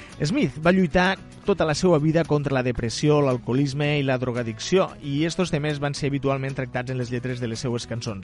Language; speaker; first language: Catalan; native; Catalan